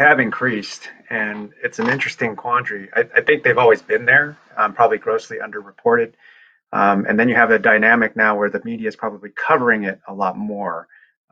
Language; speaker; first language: English; early bilingual, other home language; Chinese